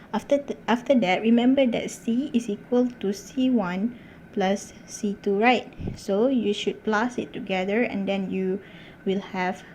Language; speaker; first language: English; non-native, local second language; Malay